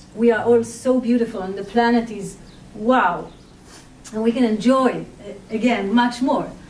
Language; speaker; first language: English; non-native, fluent; Hebrew